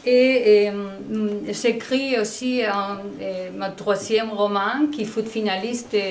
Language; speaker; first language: French; non-native, learner; Spanish